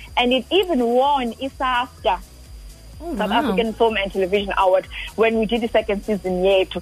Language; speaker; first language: English; non-native, local second language; Xhosa